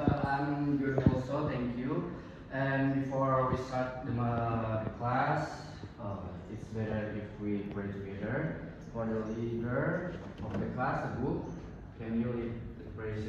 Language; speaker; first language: English; non-native, learner; Indonesian